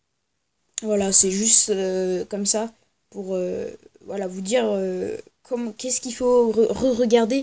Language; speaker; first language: French; native; French